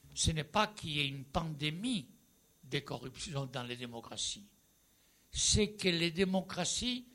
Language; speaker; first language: French; non-native, fluent; Spanish